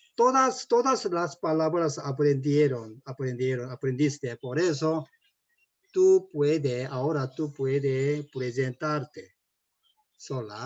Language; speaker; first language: Spanish; non-native, learner; Korean